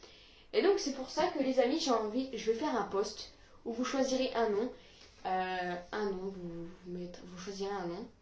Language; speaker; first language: French; native; French